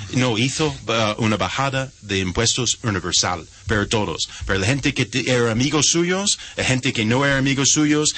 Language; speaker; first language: Spanish; non-native, fluent; English